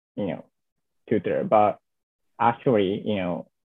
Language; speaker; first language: English; non-native, learner; Japanese